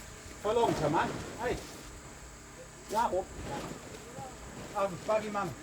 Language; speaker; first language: Indonesian; non-native, learner; English